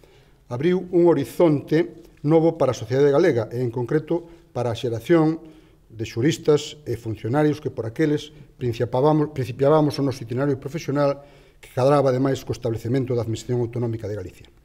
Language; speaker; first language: Galician; native; Galician